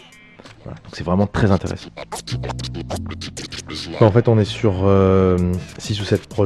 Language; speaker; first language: French; native; French